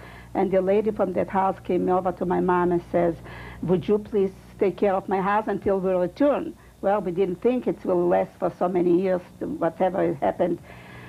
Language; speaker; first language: English; non-native, fluent; Russian